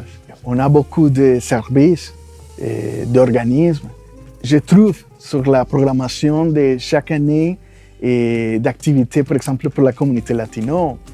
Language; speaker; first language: French; non-native, fluent; Spanish